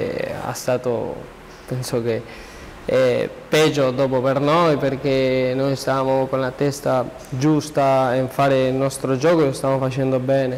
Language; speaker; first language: Italian; non-native, learner; Spanish